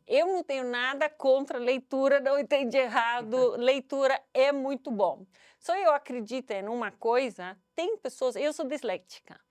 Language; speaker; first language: Portuguese; non-native, fluent; Dutch